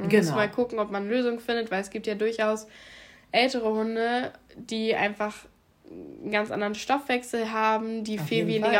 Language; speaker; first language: German; native; German